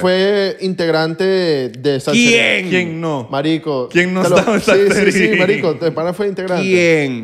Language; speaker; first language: Spanish; native; Spanish